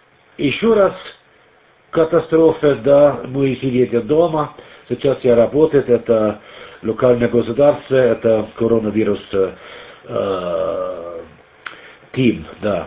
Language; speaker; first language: Russian; non-native, learner; German